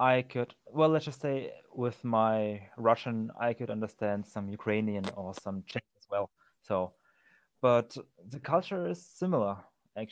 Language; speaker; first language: English; non-native, fluent; German